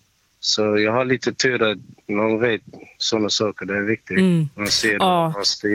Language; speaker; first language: Swedish; non-native, learner; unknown